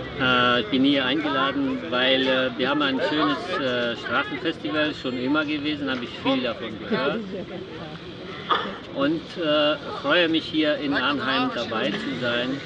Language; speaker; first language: German; non-native, fluent; Polish